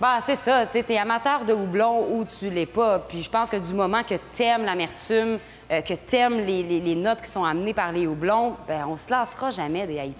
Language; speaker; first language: French; native; French